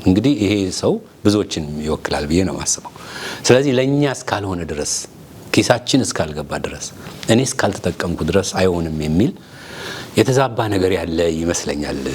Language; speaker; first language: Amharic; native; Amharic